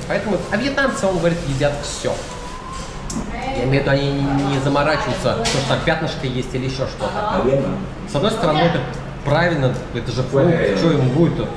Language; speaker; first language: Russian; native; Russian